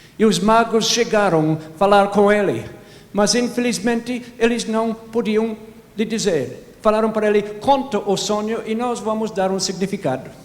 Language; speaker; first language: Portuguese; non-native, fluent; English